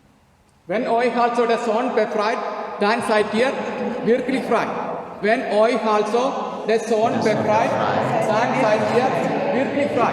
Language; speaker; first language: German; non-native, learner; Malayalam